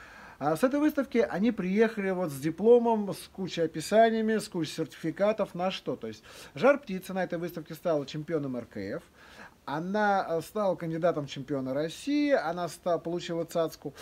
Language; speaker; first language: Russian; native; Russian